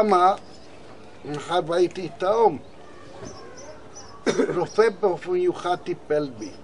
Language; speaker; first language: Hebrew; non-native, fluent; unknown